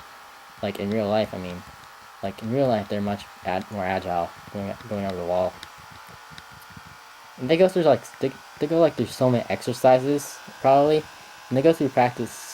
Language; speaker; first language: English; native; English